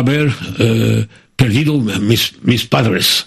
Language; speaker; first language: Spanish; non-native, fluent; French